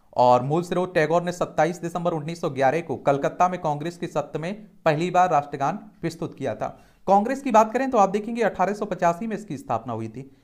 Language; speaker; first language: Hindi; native; Hindi